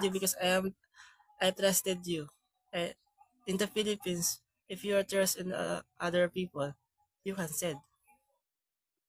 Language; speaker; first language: English; non-native, learner; Korean